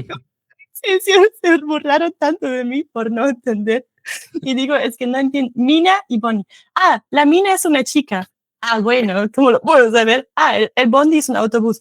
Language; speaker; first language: Spanish; non-native, fluent; German